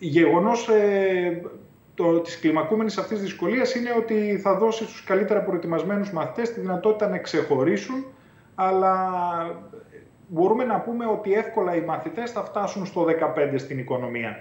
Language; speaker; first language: Greek; native; Greek